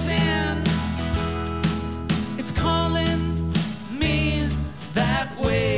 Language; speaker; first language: English; native; English